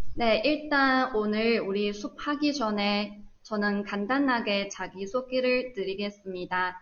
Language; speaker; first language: Korean; non-native, fluent; Chinese